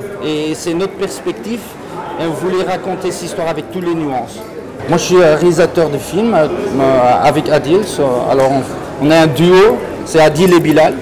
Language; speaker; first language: French; non-native, local second language; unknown